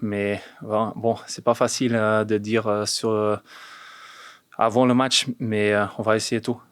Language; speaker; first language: French; non-native, fluent; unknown